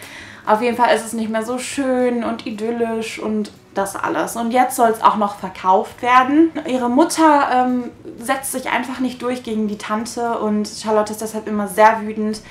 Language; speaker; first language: German; native; German